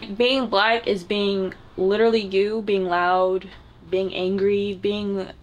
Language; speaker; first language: English; native; English